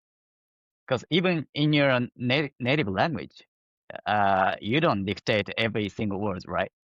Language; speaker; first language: English; non-native, fluent; Japanese